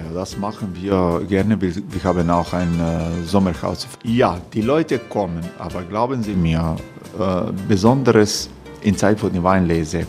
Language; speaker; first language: German; non-native, fluent; Croatian